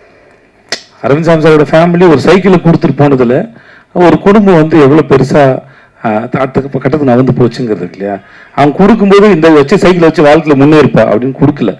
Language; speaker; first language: Tamil; native; Tamil